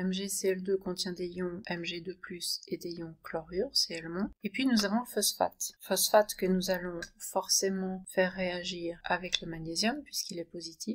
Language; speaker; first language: French; native; French